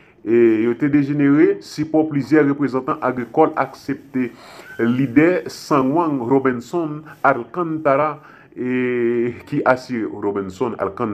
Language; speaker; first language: Haitian Creole; native; Haitian Creole